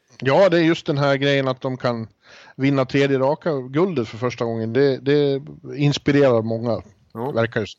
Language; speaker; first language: Swedish; native; Swedish